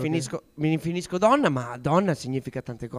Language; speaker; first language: Italian; native; Italian